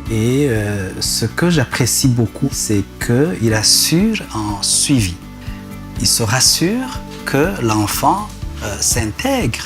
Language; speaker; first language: French; non-native, local second language; Rundi